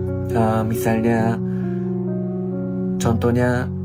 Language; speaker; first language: Indonesian; non-native, learner; Korean